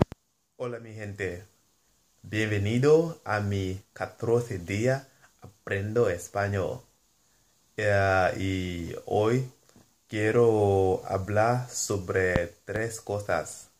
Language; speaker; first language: Spanish; non-native, learner; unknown